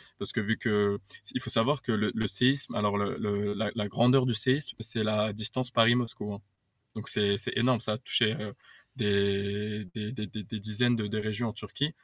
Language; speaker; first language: French; native; French